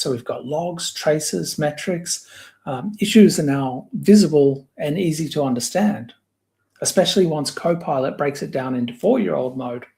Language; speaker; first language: English; native; English